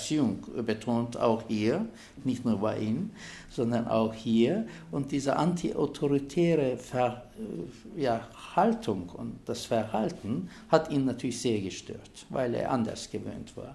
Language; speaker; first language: German; non-native, fluent; Turkish